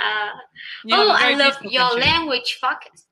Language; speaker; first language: English; non-native, learner; Vietnamese